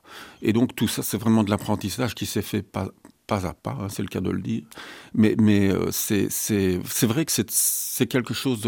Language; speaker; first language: French; native; French